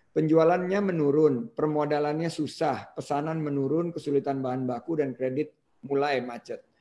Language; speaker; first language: Indonesian; native; Indonesian